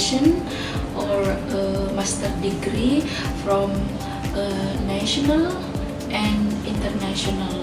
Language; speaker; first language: English; non-native, fluent; Indonesian